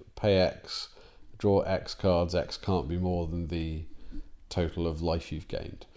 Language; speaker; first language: English; native; English